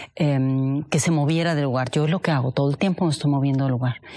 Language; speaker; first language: Spanish; native; Spanish